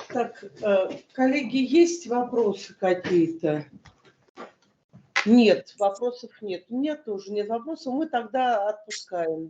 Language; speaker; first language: Russian; native; Russian